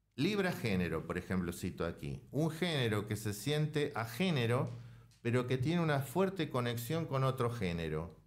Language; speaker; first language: Spanish; native; Spanish